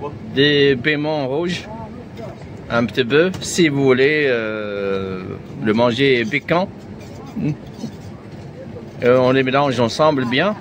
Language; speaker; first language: French; non-native, fluent; Arabic